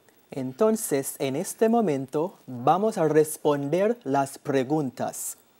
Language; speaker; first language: Spanish; non-native, fluent; English